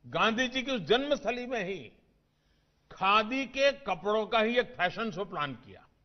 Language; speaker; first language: Hindi; non-native, local second language; Gujarati